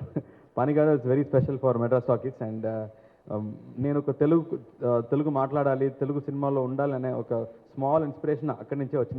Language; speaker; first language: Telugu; non-native, learner; Tamil